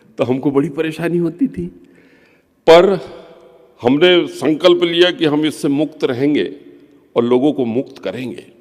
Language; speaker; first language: Hindi; non-native, local second language; Gondi